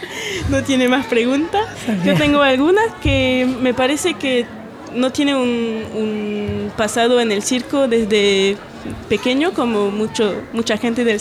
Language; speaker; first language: Spanish; non-native, fluent; French